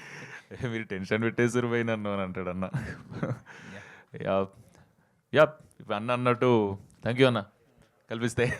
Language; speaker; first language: Telugu; native; Telugu